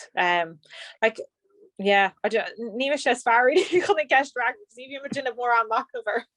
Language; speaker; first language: Irish; native; Irish